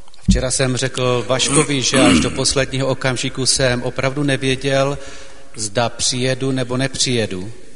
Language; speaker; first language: Czech; native; Czech